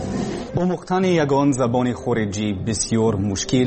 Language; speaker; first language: Persian; non-native, learner; English